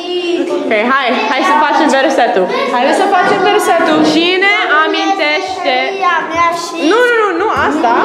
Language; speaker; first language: Romanian; early bilingual, heritage; Romanian